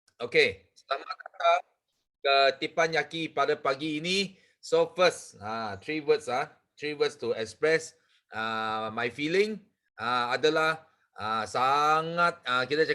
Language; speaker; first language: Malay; non-native, local second language; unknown